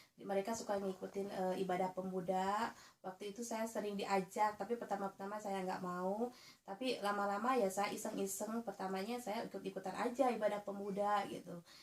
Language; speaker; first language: Indonesian; native; Indonesian